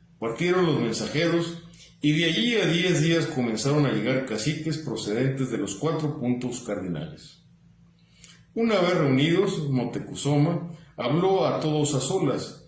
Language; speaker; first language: Spanish; native; Spanish